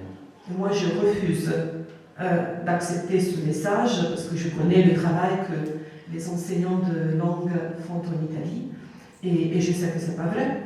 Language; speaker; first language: French; non-native, fluent; Italian